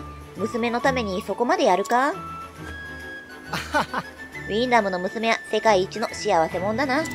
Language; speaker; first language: Japanese; native; Japanese